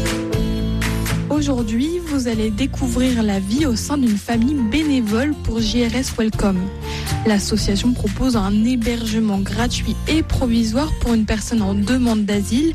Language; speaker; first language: French; native; French